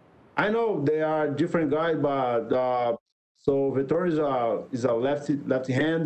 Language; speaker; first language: English; non-native, learner; Portuguese